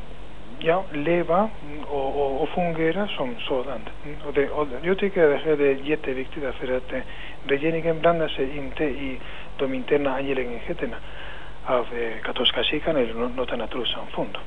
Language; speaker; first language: Swedish; non-native, fluent; Spanish